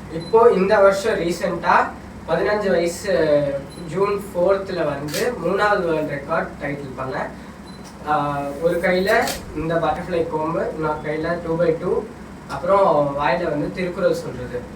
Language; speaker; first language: Tamil; native; Tamil